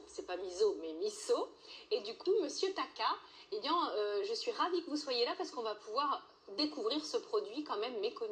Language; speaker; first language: French; native; French